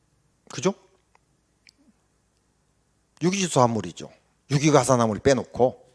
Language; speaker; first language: Korean; native; Korean